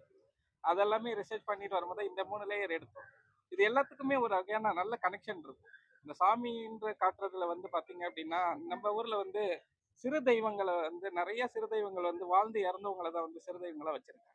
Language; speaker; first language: Tamil; native; Tamil